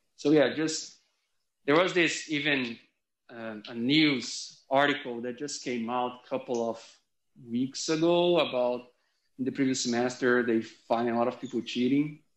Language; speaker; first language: English; non-native, fluent; Portuguese